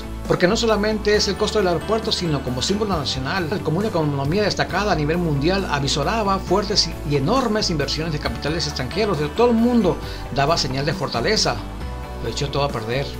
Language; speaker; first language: Spanish; native; Spanish